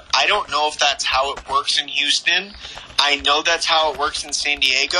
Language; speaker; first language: English; native; English